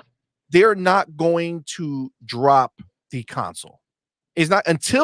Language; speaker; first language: English; native; English